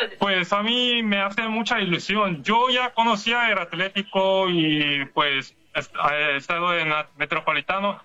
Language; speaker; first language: Spanish; non-native, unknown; Korean